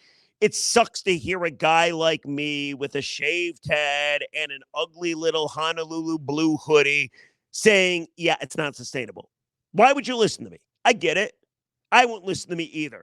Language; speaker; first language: English; native; English